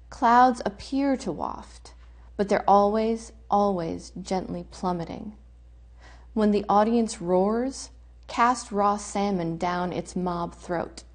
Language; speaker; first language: English; native; English